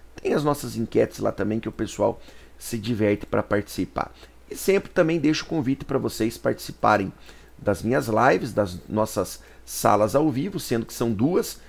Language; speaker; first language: Portuguese; native; Portuguese